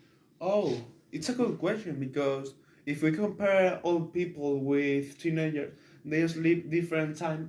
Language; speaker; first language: English; non-native, learner; Spanish